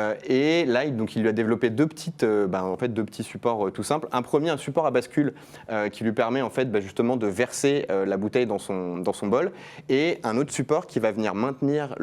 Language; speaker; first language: French; native; French